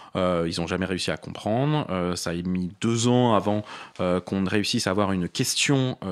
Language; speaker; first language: French; native; French